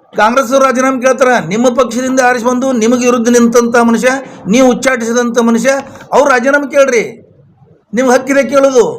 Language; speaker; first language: Kannada; native; Kannada